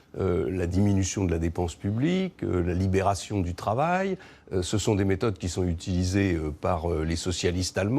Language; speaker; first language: French; native; French